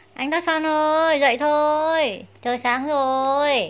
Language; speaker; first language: Vietnamese; native; Vietnamese